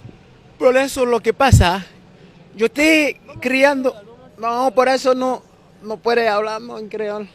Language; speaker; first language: Spanish; non-native, learner; Haitian Creole